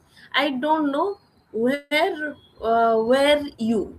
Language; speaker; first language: English; non-native, learner; Odia